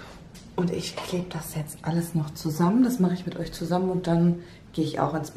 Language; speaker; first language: German; native; German